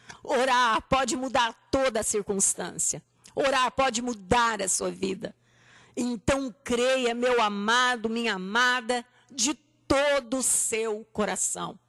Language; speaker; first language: Portuguese; native; Portuguese